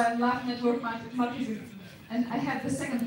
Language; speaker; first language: English; non-native, learner; Russian